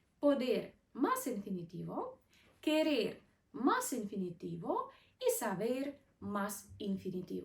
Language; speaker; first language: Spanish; non-native, fluent; Ukrainian